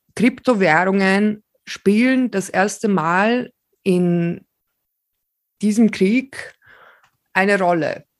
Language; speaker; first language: German; early bilingual, other home language; Slovak